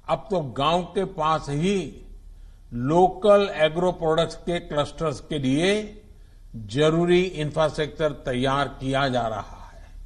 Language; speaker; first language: Hindi; non-native, local second language; Gujarati